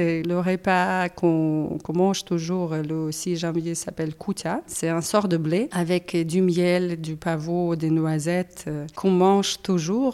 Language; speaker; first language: French; non-native, fluent; Ukrainian